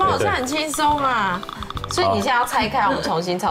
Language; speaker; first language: Chinese; native; Chinese